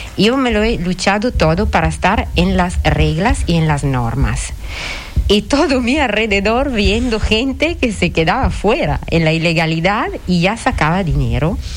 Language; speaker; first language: Spanish; non-native, fluent; Italian